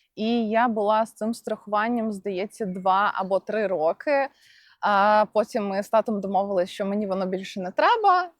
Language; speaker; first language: Ukrainian; non-native, local second language; Russian